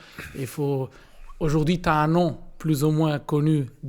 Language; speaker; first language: French; non-native, learner; Portuguese